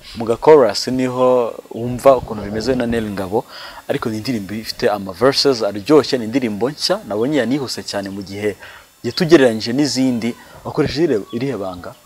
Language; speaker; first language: Kinyarwanda; native; Kinyarwanda